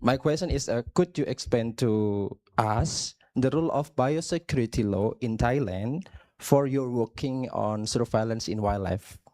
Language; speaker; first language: English; non-native, learner; Indonesian